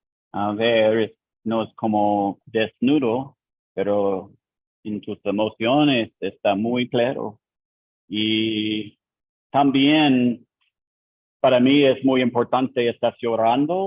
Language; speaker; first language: Spanish; non-native, learner; English